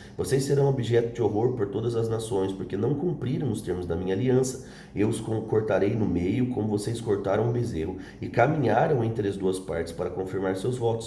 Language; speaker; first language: Portuguese; native; Portuguese